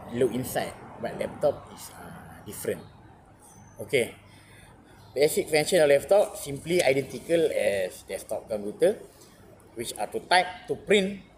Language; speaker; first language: English; non-native, learner; Malay